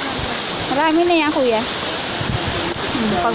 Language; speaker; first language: Filipino; native; Filipino